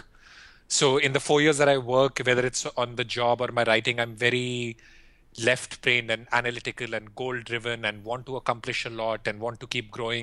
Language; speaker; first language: English; non-native, local second language; Hindi